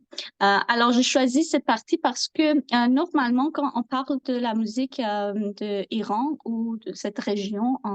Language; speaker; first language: French; non-native, learner; Persian